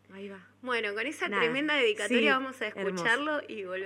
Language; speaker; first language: Spanish; native; Spanish